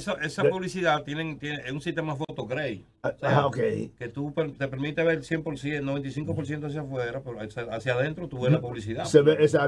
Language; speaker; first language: Spanish; native; Spanish